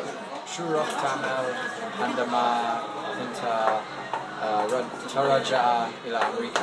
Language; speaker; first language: Arabic; non-native, learner; English